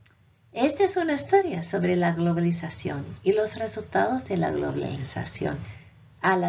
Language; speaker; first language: Spanish; non-native, fluent; English